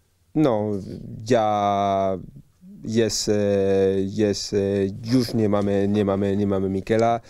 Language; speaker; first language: Polish; non-native, learner; Spanish